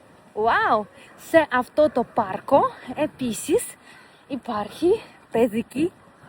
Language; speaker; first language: Greek; non-native, fluent; Russian